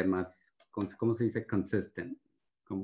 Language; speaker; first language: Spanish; early bilingual, heritage; Spanish